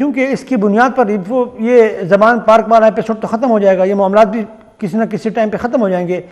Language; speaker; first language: Urdu; non-native, local second language; Pashto